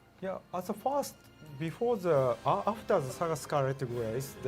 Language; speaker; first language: English; non-native, learner; Japanese